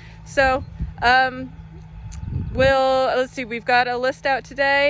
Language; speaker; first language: English; native; English